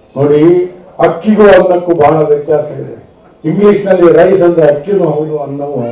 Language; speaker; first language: Kannada; native; Kannada